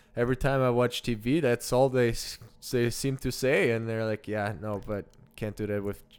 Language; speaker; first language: English; early bilingual, other home language; German